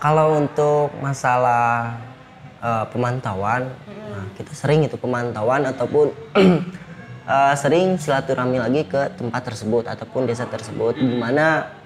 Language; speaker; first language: Indonesian; native; Indonesian